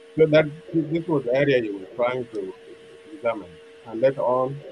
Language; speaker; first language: English; non-native, fluent; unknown